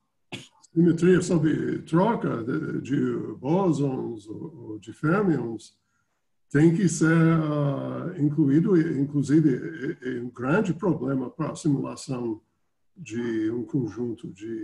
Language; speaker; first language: Portuguese; non-native, fluent; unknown